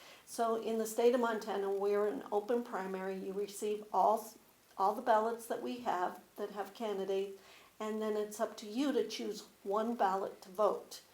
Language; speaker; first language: English; native; English